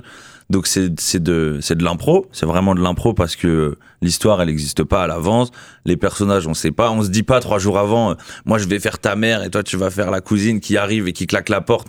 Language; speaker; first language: French; native; French